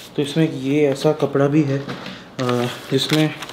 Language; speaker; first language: Hindi; non-native, local second language; Marathi